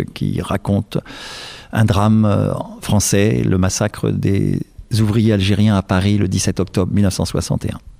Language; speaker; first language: French; native; French